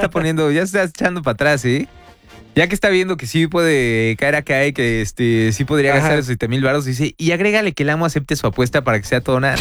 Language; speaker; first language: Spanish; native; Spanish